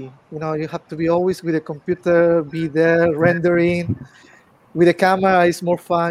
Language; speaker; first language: English; non-native, fluent; Spanish